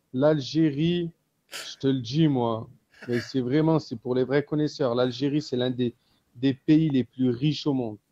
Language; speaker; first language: French; early bilingual, other home language; Kabyle